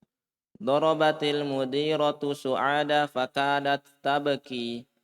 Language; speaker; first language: Arabic; non-native, learner; Indonesian